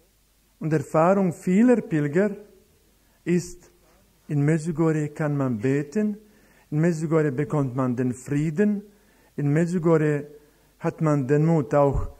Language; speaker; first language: German; non-native, fluent; Croatian